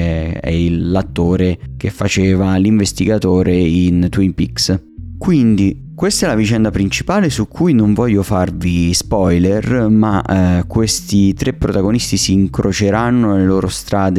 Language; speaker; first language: Italian; native; Italian